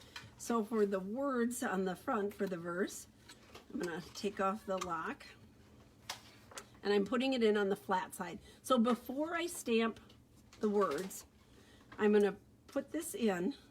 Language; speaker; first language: English; native; English